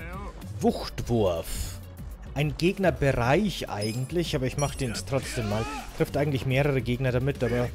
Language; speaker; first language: German; native; German